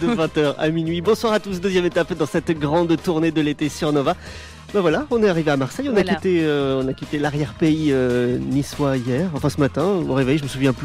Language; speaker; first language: French; native; French